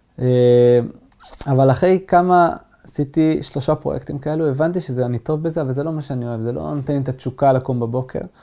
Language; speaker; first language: Hebrew; non-native, local second language; Arabic